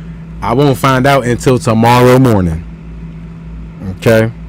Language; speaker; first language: English; native; English